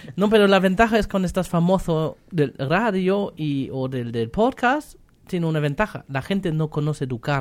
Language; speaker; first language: Spanish; non-native, fluent; German